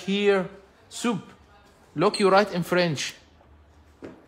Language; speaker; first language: English; non-native, learner; Turkish